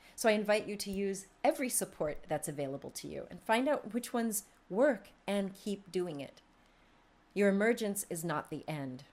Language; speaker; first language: English; native; English